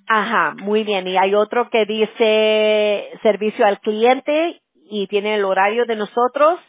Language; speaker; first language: Spanish; early bilingual, heritage; English